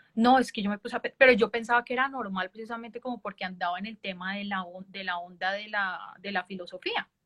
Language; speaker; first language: Spanish; native; Spanish